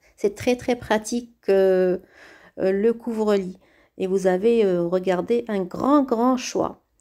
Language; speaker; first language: French; native; French